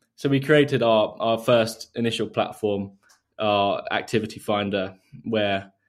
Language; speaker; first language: English; native; English